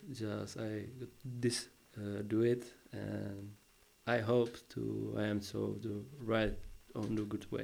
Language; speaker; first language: English; non-native, learner; Czech